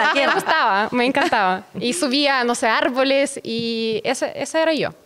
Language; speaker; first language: Spanish; non-native, fluent; Russian